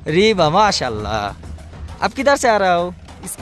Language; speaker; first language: Hindi; non-native, learner; Bangla